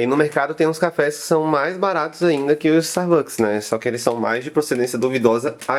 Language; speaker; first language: Portuguese; native; Portuguese